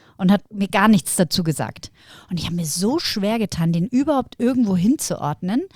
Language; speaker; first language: German; native; German